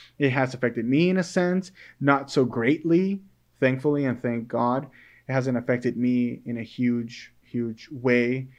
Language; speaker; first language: English; early bilingual, other home language; Spanish